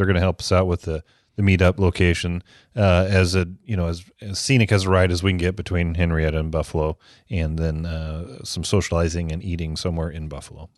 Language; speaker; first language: English; native; English